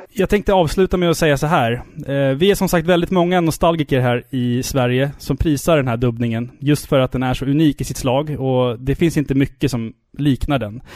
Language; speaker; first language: Swedish; native; Swedish